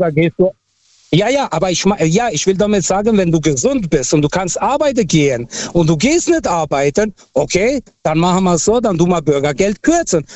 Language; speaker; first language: German; early bilingual, other home language; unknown